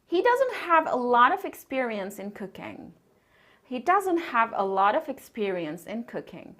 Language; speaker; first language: English; non-native, fluent; Turkish